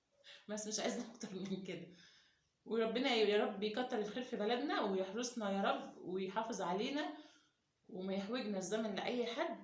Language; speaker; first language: Arabic; native; Arabic